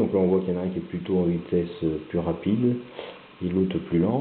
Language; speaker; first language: French; native; French